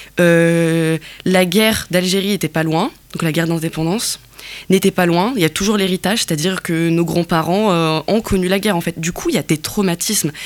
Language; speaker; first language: French; non-native, local second language; Kabyle